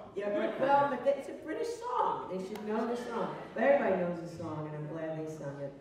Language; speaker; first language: English; native; English